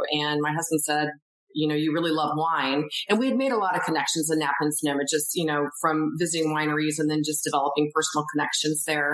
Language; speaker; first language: English; native; English